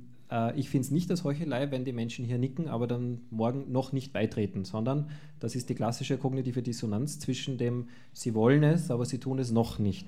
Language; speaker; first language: German; native; German